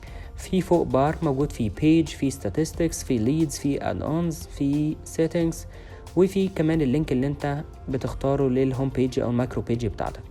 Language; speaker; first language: Arabic; native; Arabic